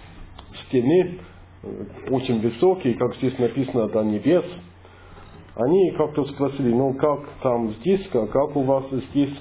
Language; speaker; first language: Russian; non-native, fluent; English